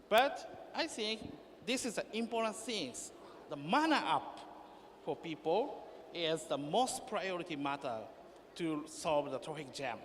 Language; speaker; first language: English; non-native, learner; Japanese